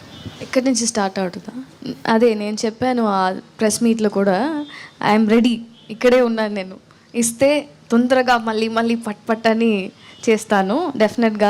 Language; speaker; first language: Telugu; non-native, learner; Tamil